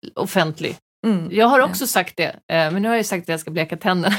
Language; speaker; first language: Swedish; native; Swedish